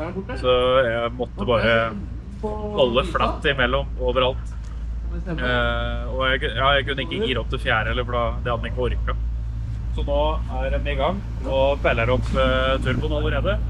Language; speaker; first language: Norwegian; native; Norwegian